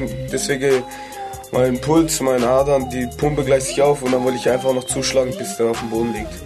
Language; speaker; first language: German; native; German